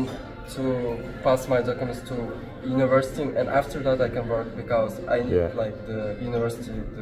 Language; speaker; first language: English; non-native, learner; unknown